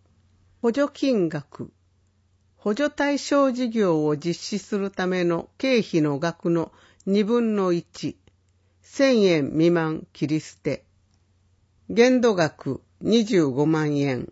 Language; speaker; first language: Japanese; native; Japanese